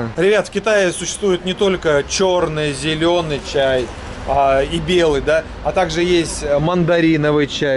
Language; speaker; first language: Russian; native; Russian